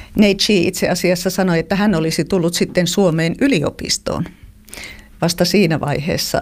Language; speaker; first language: Finnish; native; Finnish